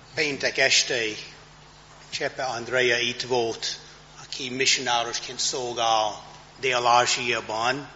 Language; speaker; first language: Hungarian; non-native, fluent; English